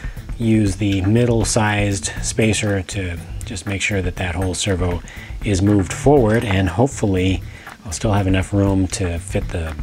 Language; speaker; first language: English; native; English